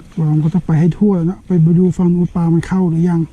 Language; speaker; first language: Thai; non-native, local second language; Northeastern Thai